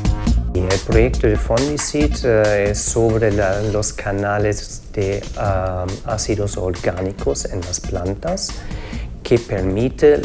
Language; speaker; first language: Spanish; non-native, fluent; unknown